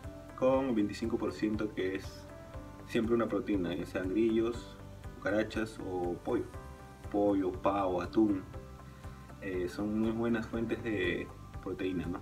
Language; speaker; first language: Spanish; native; Spanish